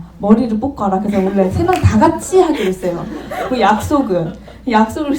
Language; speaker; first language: Korean; native; Korean